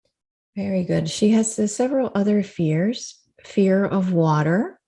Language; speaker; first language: English; native; English